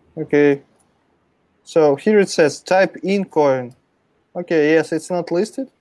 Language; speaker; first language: English; non-native, fluent; Russian